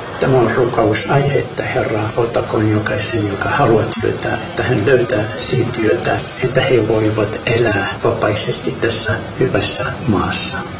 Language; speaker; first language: Finnish; non-native, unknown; Arabic